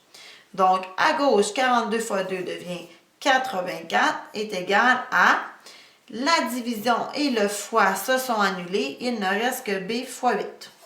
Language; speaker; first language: French; native; French